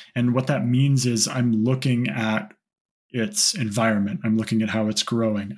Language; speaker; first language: English; native; English